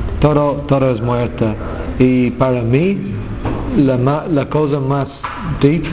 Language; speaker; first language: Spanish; non-native, learner; English